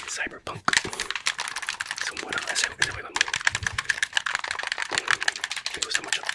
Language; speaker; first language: Spanish; non-native, fluent; English